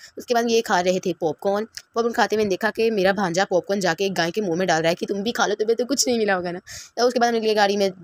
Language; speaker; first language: Hindi; native; Hindi